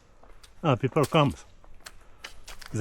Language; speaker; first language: English; non-native, learner; French